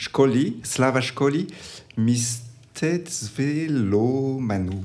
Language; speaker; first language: Ukrainian; non-native, learner; French